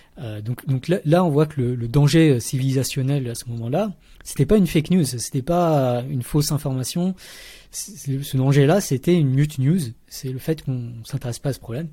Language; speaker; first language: French; early bilingual, other home language; Vietnamese